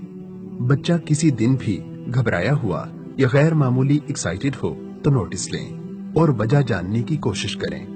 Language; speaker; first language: Urdu; native; Urdu